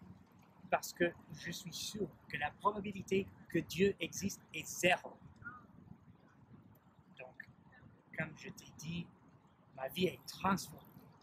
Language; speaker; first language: French; non-native, learner; English